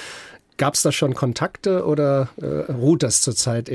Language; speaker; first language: German; native; German